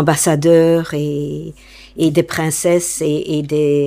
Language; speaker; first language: French; non-native, fluent; English